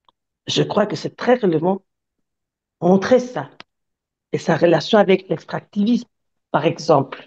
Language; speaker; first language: French; non-native, fluent; Spanish